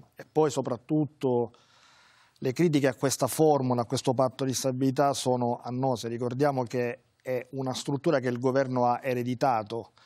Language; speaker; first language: Italian; native; Italian